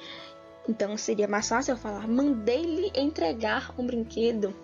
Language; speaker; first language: Portuguese; native; Portuguese